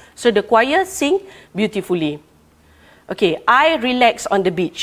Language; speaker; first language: English; non-native, local second language; Malay